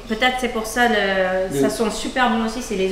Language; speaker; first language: French; early bilingual, heritage; English